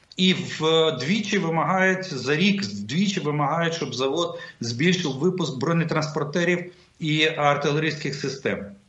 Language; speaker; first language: Ukrainian; non-native, local second language; Russian